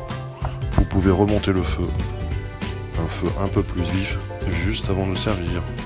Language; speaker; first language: French; native; French